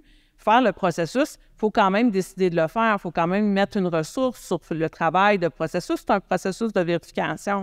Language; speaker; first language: French; native; French